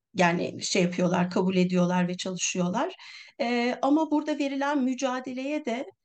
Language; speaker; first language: Turkish; native; Turkish